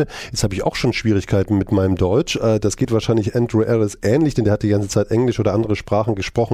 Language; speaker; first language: German; native; German